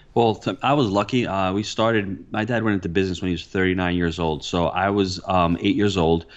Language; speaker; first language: English; early bilingual, other home language; Italian